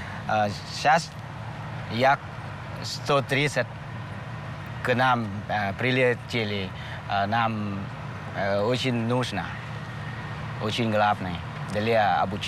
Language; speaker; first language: Russian; non-native, learner; Lao